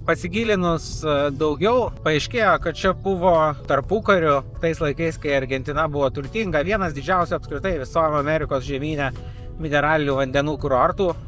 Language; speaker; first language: Lithuanian; native; Lithuanian